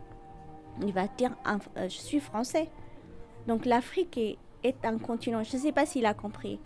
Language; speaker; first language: French; non-native, fluent; Amharic